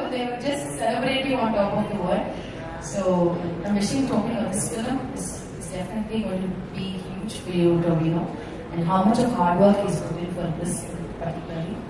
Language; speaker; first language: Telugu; non-native, fluent; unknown